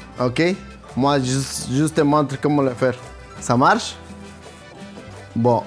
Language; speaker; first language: French; non-native, learner; Spanish